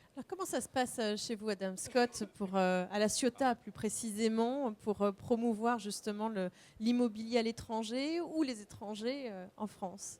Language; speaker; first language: French; native; French